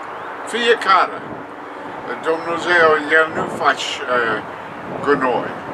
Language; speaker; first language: Romanian; non-native, learner; English